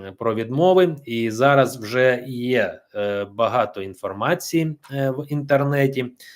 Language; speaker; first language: Ukrainian; non-native, local second language; Russian